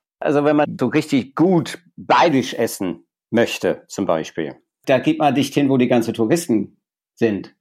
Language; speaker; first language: German; non-native, fluent; English